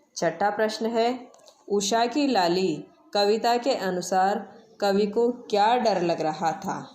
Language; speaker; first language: Hindi; native; Hindi